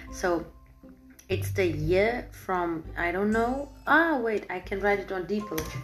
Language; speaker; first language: English; non-native, fluent; German